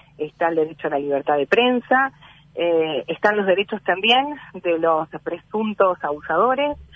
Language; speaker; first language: Spanish; native; Spanish